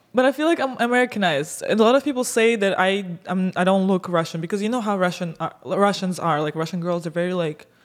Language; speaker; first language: English; non-native, fluent; Russian